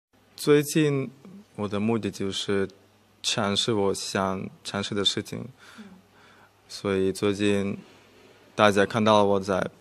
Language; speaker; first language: Chinese; non-native, fluent; Russian